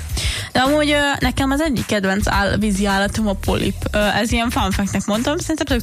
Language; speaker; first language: Hungarian; native; Hungarian